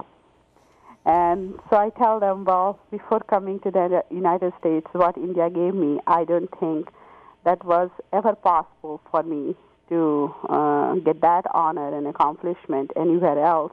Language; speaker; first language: English; non-native, local second language; Hindi